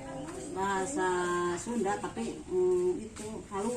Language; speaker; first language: Indonesian; non-native, local second language; Sundanese